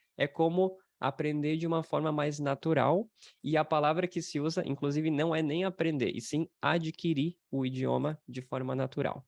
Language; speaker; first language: Portuguese; native; Portuguese